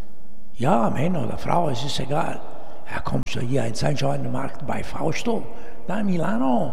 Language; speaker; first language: German; non-native, fluent; Italian